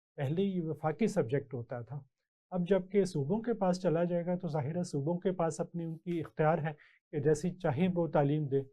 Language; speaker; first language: Urdu; native; Urdu